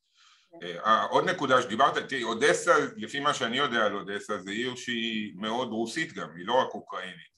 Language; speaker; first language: Hebrew; native; Hebrew